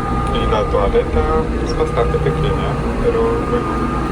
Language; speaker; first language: Spanish; non-native, fluent; Romanian